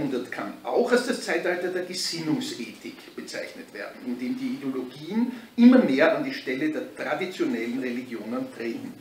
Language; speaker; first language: German; native; German